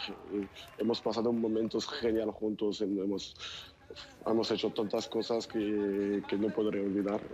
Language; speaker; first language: Spanish; non-native, fluent; French